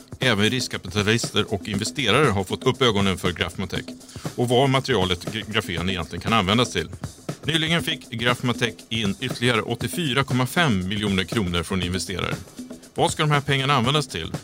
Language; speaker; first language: Swedish; native; Swedish